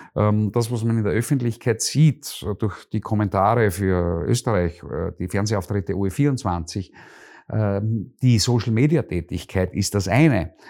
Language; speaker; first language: German; native; German